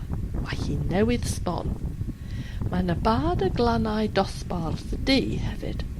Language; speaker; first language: Welsh; non-native, fluent; English